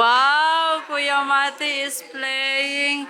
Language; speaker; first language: English; non-native, local second language; Filipino